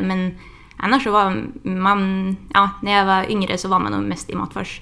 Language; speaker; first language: Swedish; native; Swedish